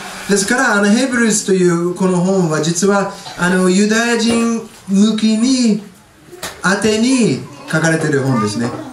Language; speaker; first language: Japanese; non-native, fluent; English